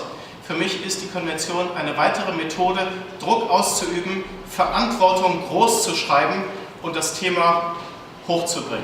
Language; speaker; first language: German; native; German